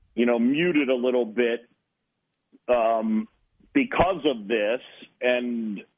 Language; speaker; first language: English; native; English